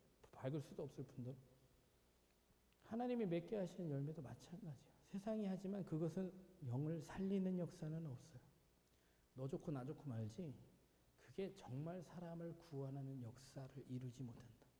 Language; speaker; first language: Korean; native; Korean